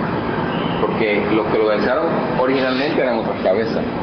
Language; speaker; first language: Spanish; native; Spanish